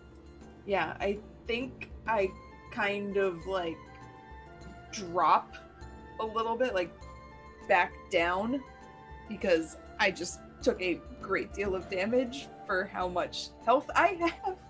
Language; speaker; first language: English; native; English